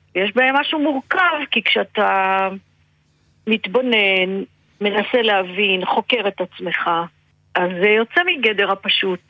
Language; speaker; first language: Hebrew; native; Hebrew